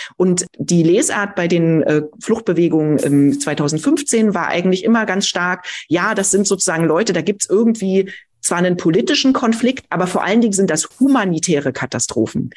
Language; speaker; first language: German; native; German